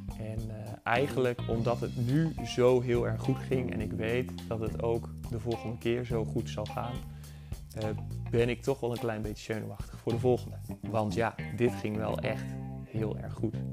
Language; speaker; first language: Dutch; native; Dutch